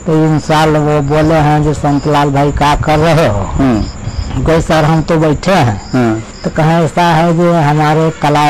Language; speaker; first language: Hindi; native; Hindi